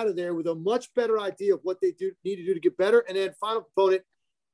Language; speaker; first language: English; native; English